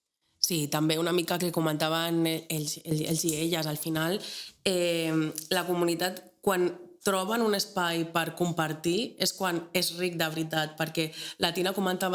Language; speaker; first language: Catalan; native; Catalan